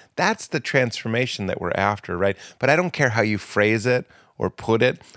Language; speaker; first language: English; native; English